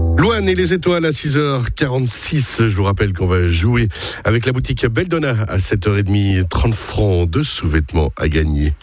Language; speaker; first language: French; native; French